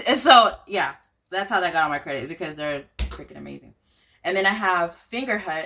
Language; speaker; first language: English; native; English